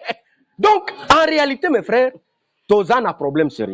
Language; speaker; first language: French; non-native, local second language; Lingala